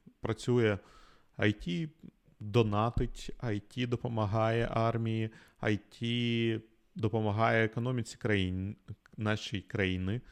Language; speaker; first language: Ukrainian; non-native, local second language; Russian